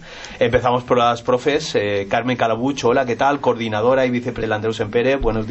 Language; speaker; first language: Spanish; native; Spanish